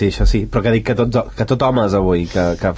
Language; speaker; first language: Catalan; native; Catalan